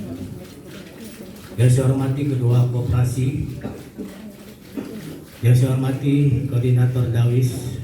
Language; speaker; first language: Indonesian; native; Indonesian